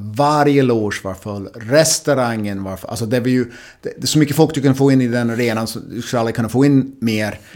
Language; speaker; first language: Swedish; non-native, fluent; English